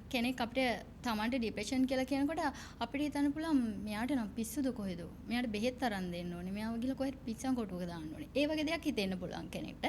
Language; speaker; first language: Sinhala; native; Sinhala